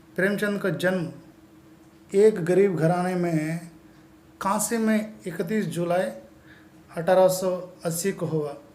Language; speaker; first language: Hindi; non-native, local second language; Telugu